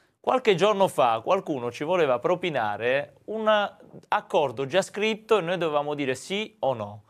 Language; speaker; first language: Italian; native; Italian